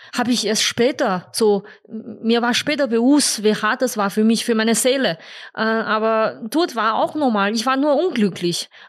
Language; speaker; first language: German; non-native, fluent; Chinese